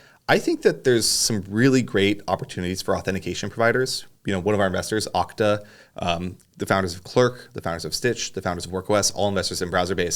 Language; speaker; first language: English; native; English